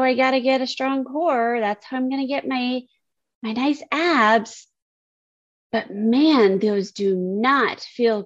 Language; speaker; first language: English; native; English